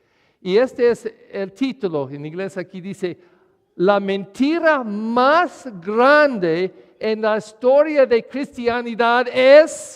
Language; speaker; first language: Spanish; non-native, learner; English